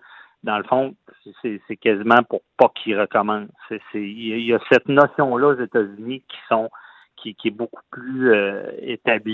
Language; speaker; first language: French; native; French